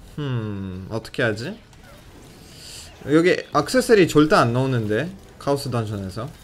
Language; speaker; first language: Korean; non-native, fluent; Russian